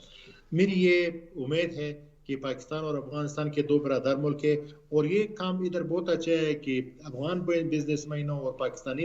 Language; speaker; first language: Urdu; non-native, learner; Pashto